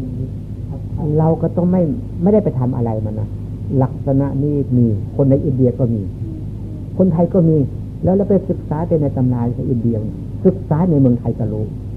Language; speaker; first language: Thai; non-native, local second language; Lao